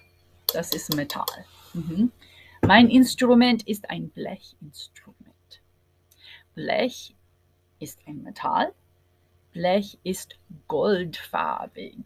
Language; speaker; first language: German; non-native, fluent; English